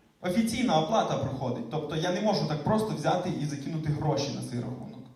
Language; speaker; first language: Ukrainian; native; Ukrainian